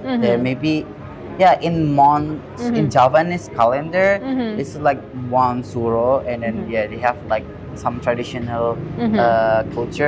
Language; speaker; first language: English; non-native, learner; Indonesian